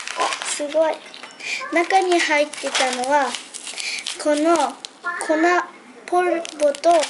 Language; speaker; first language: Japanese; early bilingual, other home language; Spanish